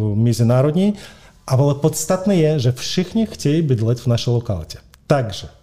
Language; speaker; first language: Czech; non-native, fluent; Russian